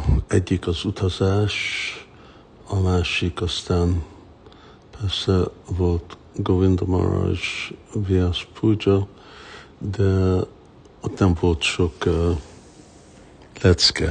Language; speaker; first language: Hungarian; early bilingual, heritage; Hungarian